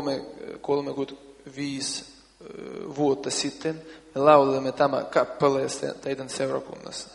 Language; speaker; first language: Finnish; non-native, learner; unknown